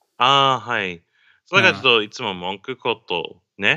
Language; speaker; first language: Japanese; non-native, learner; English